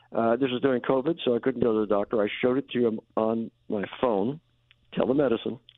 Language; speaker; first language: English; native; English